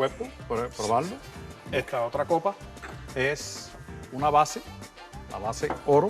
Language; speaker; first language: Spanish; native; Spanish